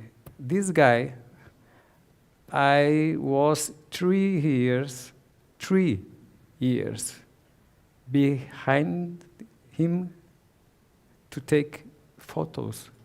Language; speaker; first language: English; non-native, learner; Portuguese